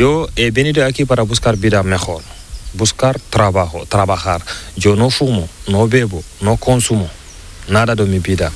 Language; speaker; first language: Spanish; non-native, learner; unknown